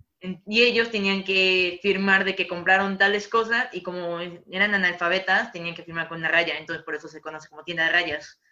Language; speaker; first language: Spanish; native; Spanish